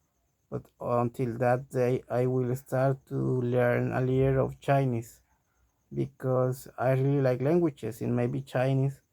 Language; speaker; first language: English; non-native, learner; Spanish